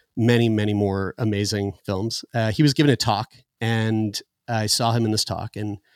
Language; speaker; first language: English; native; English